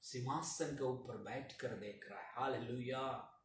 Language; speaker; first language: Hindi; non-native, local second language; Telugu